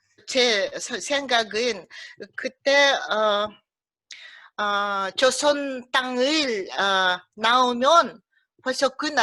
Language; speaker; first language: Korean; early bilingual, heritage; Russian